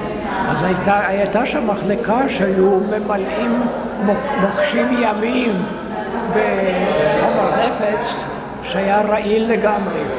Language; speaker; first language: Hebrew; non-native, fluent; Yiddish